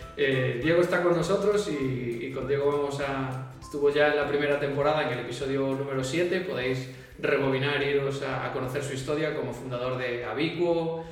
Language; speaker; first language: Spanish; native; Spanish